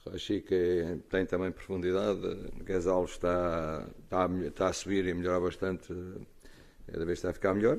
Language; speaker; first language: Portuguese; native; Portuguese